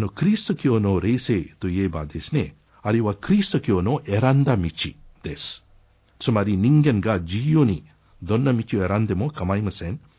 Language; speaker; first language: Japanese; non-native, fluent; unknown